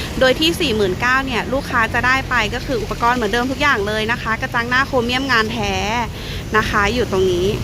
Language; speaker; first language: Thai; native; Thai